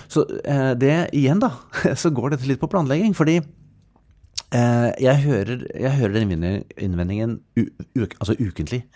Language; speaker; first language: Norwegian; native; Norwegian